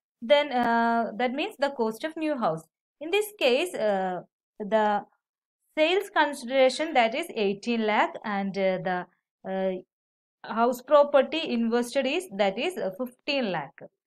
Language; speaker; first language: English; non-native, local second language; Malayalam